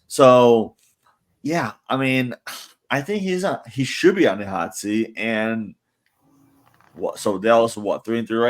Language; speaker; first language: English; native; English